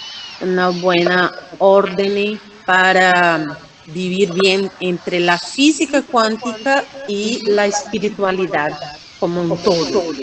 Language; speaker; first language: Spanish; non-native, fluent; Portuguese